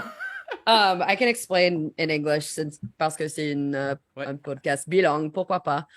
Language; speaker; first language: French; non-native, learner; English